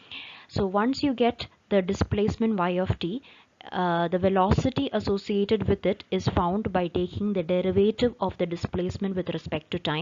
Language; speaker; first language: English; non-native, local second language; Malayalam